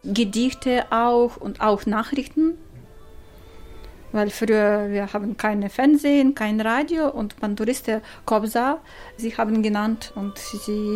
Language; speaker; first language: German; non-native, learner; Ukrainian